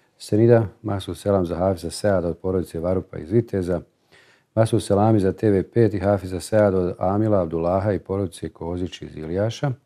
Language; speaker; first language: Bosnian; native; Bosnian